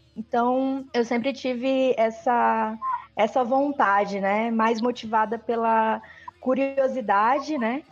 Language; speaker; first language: Portuguese; native; Portuguese